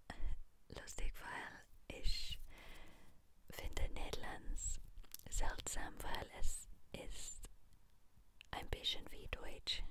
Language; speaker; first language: German; non-native, learner; English